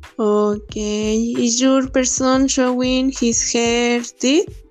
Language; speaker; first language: English; non-native, learner; Spanish